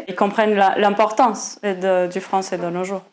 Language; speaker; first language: French; non-native, fluent; Portuguese